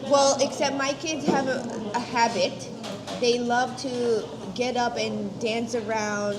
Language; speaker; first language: English; native; English